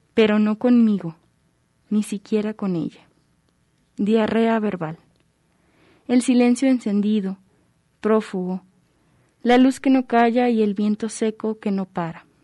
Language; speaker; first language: Spanish; native; Spanish